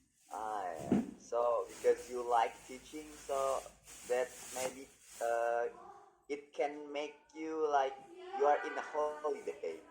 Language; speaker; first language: English; non-native, learner; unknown